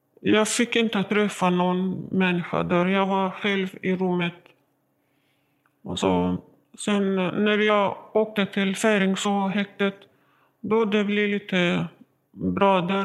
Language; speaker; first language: Swedish; non-native, learner; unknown